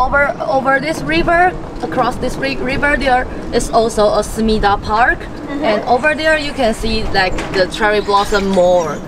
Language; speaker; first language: English; non-native, learner; Japanese